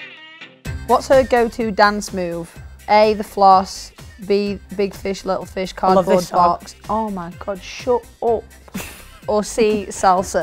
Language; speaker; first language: English; native; English